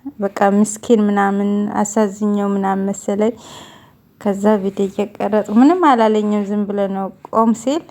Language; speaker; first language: Amharic; non-native, local second language; Tigrinya